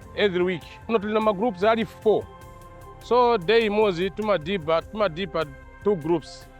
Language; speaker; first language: Nyanja; non-native, local second language; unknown